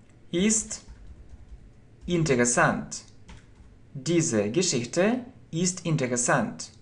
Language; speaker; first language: German; non-native, fluent; Russian